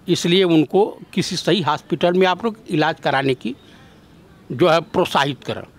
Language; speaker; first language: Hindi; native; Hindi